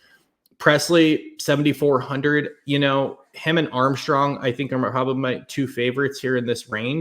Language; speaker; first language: English; native; English